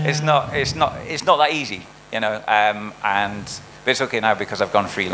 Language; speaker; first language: English; native; English